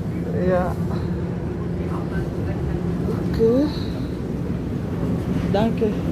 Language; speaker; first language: German; non-native, learner; Lingala